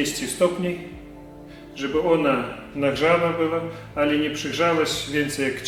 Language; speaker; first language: Polish; non-native, learner; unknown